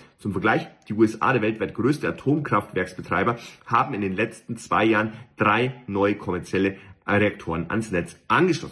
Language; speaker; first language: German; native; German